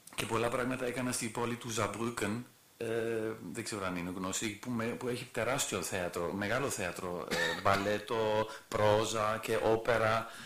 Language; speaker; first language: Greek; non-native, fluent; German